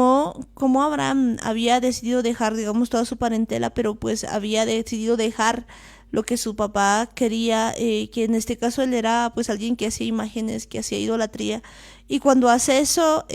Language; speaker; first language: Spanish; native; Spanish